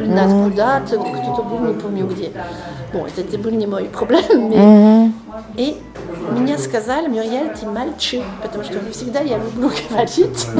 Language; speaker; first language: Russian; non-native, learner; French